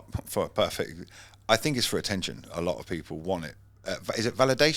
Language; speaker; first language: English; native; English